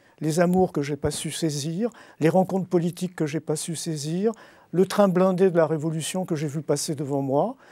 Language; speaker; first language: French; native; French